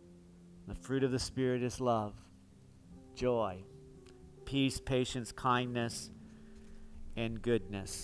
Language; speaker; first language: English; native; English